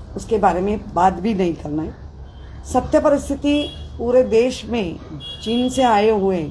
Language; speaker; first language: Hindi; non-native, local second language; Marathi